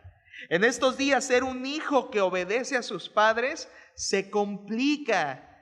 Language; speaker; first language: Spanish; native; Spanish